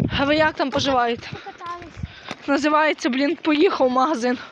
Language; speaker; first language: Ukrainian; native; Ukrainian